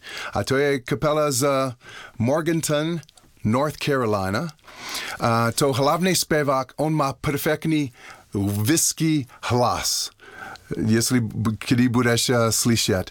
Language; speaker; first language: Czech; non-native, learner; English